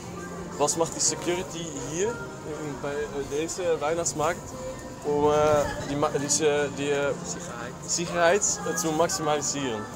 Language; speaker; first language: German; non-native, learner; Dutch